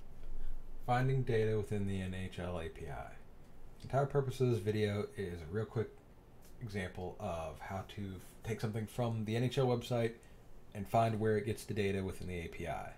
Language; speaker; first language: English; native; English